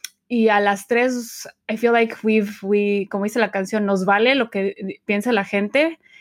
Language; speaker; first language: Spanish; early bilingual, heritage; Spanish